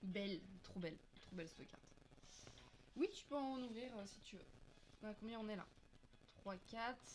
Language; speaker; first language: French; native; French